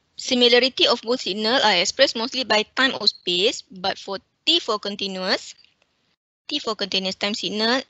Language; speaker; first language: English; non-native, local second language; Malay